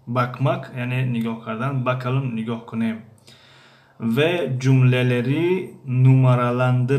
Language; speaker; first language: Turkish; non-native, fluent; Tajik